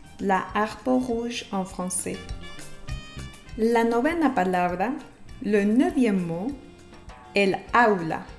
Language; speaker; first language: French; non-native, fluent; Spanish